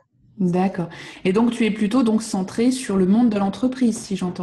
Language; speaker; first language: French; native; French